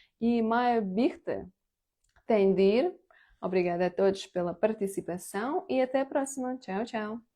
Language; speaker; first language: Portuguese; non-native, fluent; Ukrainian